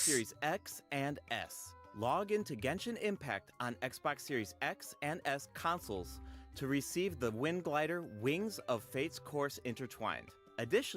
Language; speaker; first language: English; native; English